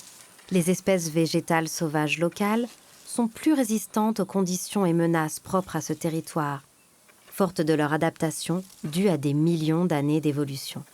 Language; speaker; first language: French; native; French